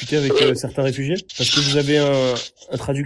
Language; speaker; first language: French; native; French